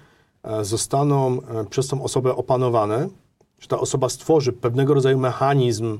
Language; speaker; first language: Polish; native; Polish